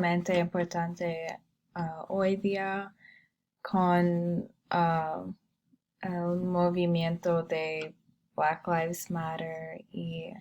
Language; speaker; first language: Spanish; non-native, learner; English